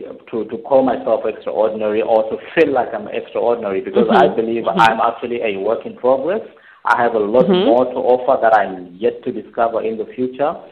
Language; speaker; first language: English; non-native, local second language; Shona